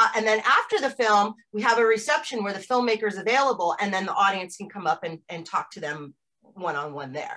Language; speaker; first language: English; native; English